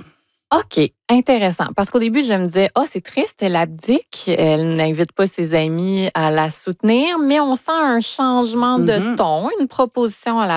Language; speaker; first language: French; native; French